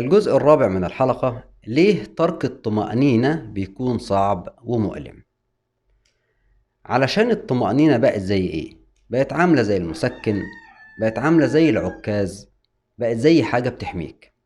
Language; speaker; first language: Arabic; native; Arabic